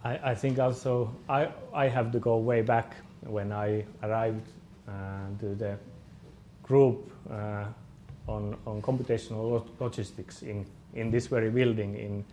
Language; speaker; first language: English; non-native, fluent; Finnish